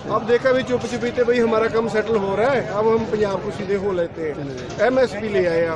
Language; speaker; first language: Hindi; non-native, local second language; Punjabi